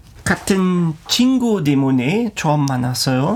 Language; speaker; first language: Korean; non-native, learner; German